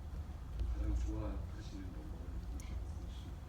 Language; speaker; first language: Korean; native; Korean